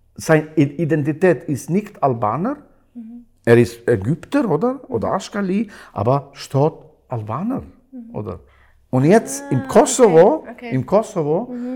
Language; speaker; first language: German; non-native, learner; Albanian